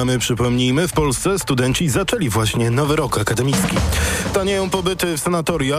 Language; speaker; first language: Polish; native; Polish